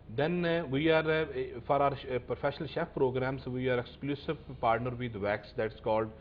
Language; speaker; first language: English; non-native, local second language; Urdu